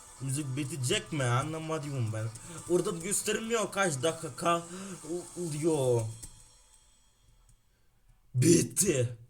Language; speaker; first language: Turkish; non-native, learner; Ukrainian